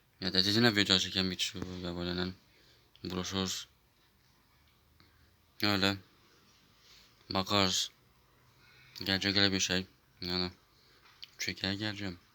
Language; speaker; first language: Turkish; early bilingual, heritage; Turkish